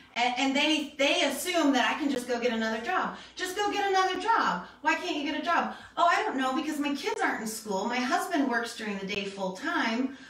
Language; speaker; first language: English; native; English